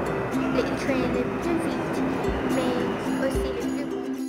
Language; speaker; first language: French; non-native, learner; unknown